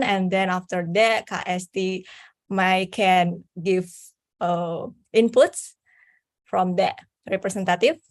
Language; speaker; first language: English; non-native, fluent; Indonesian